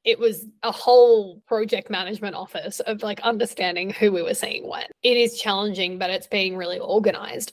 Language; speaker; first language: English; native; English